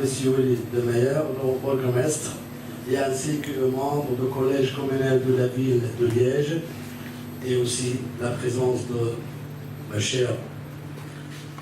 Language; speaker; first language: French; non-native, fluent; Arabic